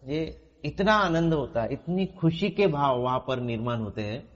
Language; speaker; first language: Hindi; non-native, local second language; Marathi